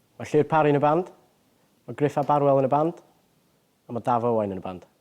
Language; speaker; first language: Welsh; native; Welsh